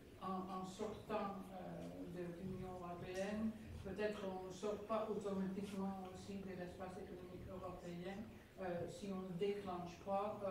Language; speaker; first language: French; non-native, fluent; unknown